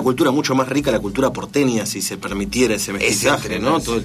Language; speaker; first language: Spanish; native; Spanish